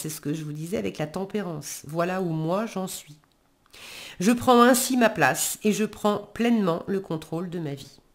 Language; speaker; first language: French; native; French